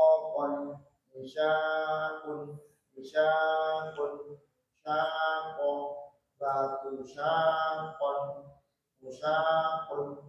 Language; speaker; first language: Arabic; non-native, learner; Indonesian